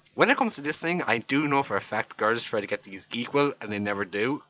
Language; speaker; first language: English; native; English